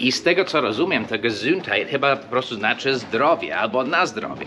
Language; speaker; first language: Polish; early bilingual, heritage; English